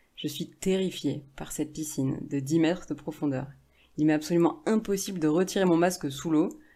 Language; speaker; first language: French; native; French